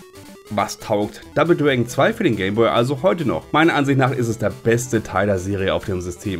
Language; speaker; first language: German; native; German